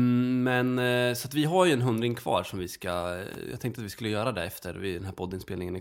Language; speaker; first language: Swedish; native; Swedish